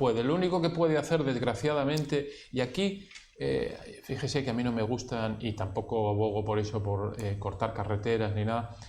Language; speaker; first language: Spanish; native; Spanish